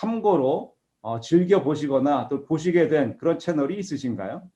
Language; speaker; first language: Korean; native; Korean